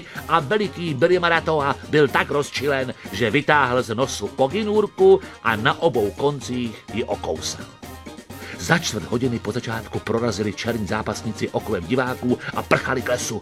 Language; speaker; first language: Czech; native; Czech